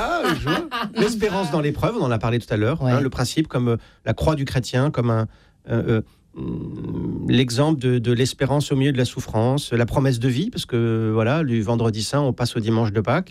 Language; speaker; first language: French; native; French